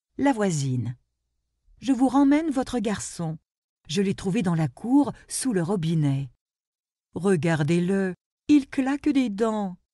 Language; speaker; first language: French; non-native, local second language; Arabic